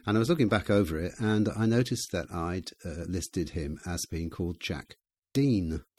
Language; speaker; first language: English; native; English